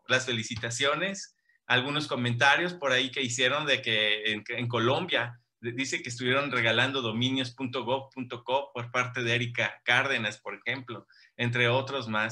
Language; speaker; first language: Spanish; native; Spanish